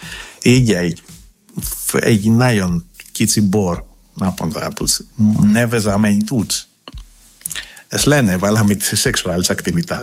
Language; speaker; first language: Hungarian; non-native, learner; Greek